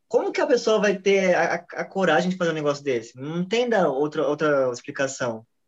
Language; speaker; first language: Portuguese; native; Portuguese